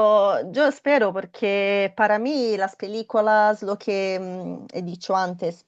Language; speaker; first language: Spanish; non-native, fluent; Portuguese